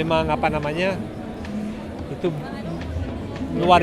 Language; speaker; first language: Indonesian; non-native, fluent; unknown